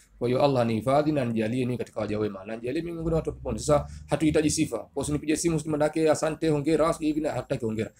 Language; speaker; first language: Swahili; native; Swahili